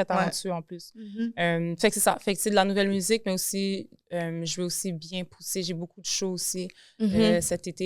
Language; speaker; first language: French; native; French